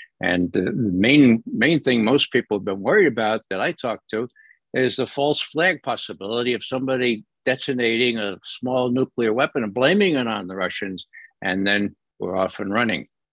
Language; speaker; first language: English; native; English